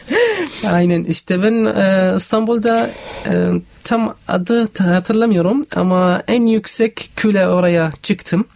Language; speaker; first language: Turkish; non-native, learner; Arabic